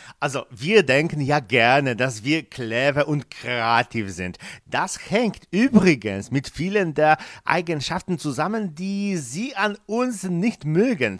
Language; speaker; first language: German; non-native, fluent; Polish